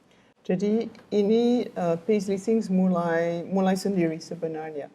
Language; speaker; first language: Indonesian; non-native, learner; French